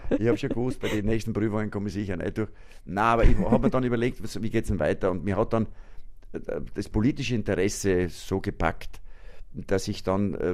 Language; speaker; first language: German; native; German